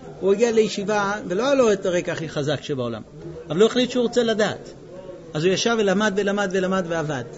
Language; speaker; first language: Hebrew; non-native, fluent; English